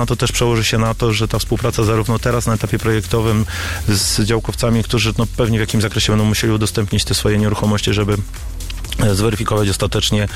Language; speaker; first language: Polish; native; Polish